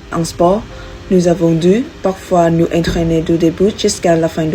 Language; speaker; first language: French; non-native, learner; Vietnamese